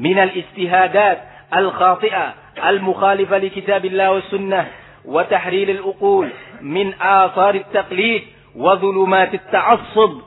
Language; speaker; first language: Arabic; non-native, fluent; Indonesian